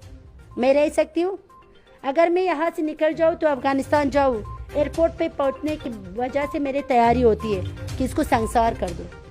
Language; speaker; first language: Hindi; non-native, fluent; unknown